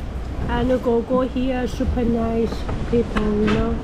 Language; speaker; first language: English; non-native, local second language; Cantonese